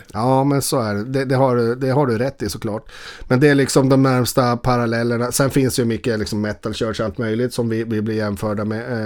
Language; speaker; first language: Swedish; native; Swedish